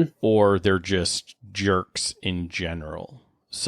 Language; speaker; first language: English; native; English